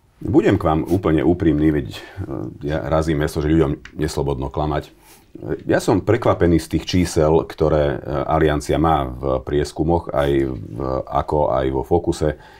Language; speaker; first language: Slovak; non-native, local second language; Hungarian